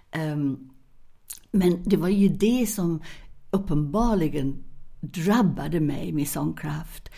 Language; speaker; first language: Swedish; non-native, fluent; English